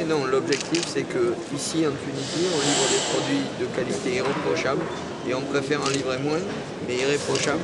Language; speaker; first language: French; native; French